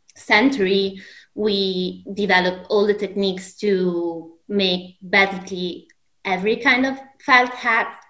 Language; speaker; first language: English; non-native, fluent; Italian